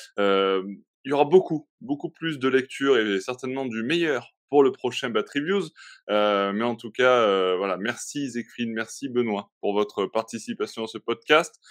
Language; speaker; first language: French; native; French